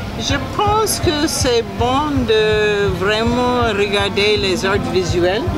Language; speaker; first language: French; non-native, fluent; English